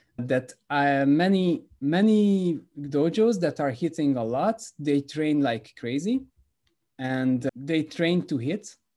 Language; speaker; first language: English; non-native, fluent; Hungarian